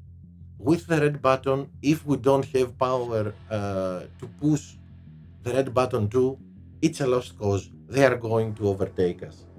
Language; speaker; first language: English; non-native, fluent; Greek